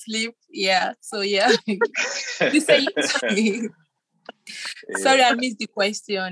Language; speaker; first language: English; non-native, local second language; Yoruba